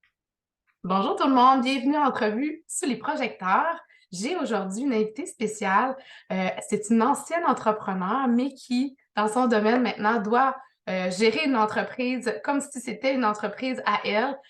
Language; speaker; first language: French; native; French